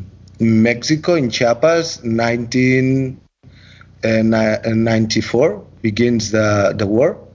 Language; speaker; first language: English; non-native, learner; Catalan